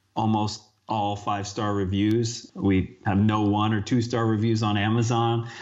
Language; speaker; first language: English; native; English